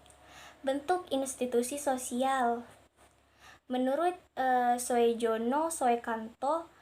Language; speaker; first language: Indonesian; native; Indonesian